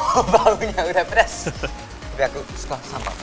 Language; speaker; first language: Indonesian; non-native, fluent; Japanese